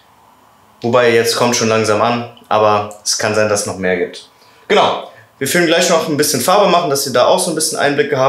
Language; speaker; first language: German; native; German